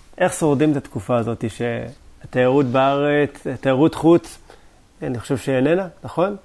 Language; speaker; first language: Hebrew; native; Hebrew